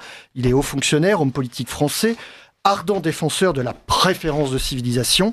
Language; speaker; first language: French; native; French